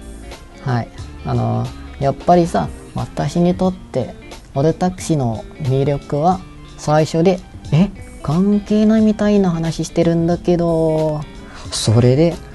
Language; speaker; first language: Japanese; non-native, fluent; Malay